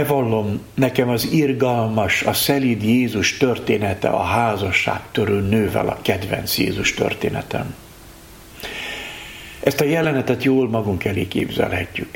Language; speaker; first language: Hungarian; native; Hungarian